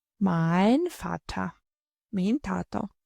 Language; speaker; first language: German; non-native, fluent; Ukrainian